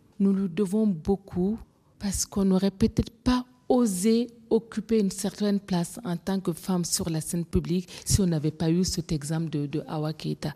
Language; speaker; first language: French; non-native, local second language; Bambara